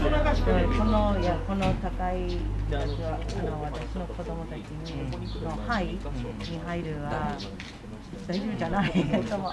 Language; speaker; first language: Japanese; non-native, learner; English